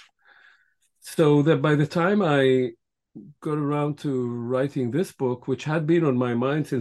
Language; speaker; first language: English; non-native, fluent; Hebrew